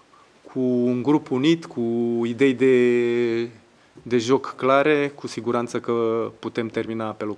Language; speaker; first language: Romanian; non-native, fluent; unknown